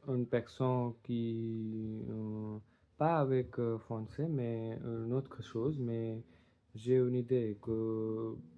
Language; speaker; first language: French; non-native, learner; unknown